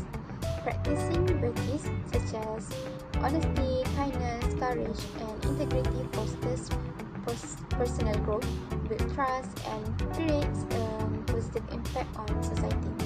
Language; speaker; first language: English; non-native, local second language; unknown